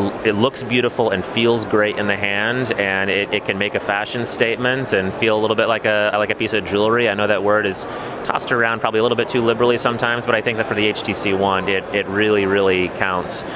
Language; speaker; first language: English; native; English